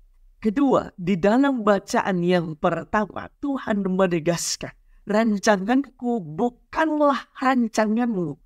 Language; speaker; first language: Indonesian; native; Indonesian